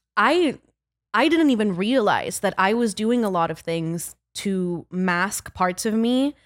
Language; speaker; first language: English; early bilingual, other home language; Spanish